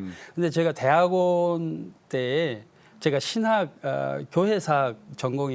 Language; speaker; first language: Korean; native; Korean